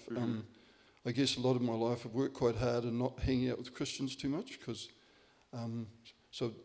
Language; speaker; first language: English; native; English